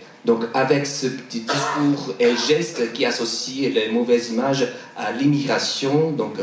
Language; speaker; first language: French; non-native, fluent; Korean